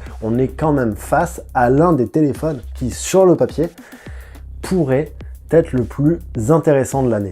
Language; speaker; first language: French; native; French